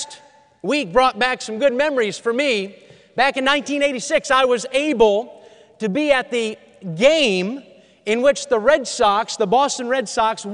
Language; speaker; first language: English; native; English